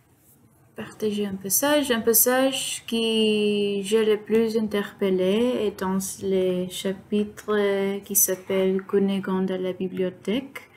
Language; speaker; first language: French; non-native, learner; Spanish